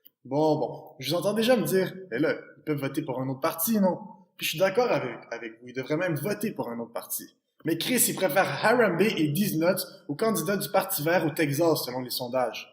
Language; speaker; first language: French; native; French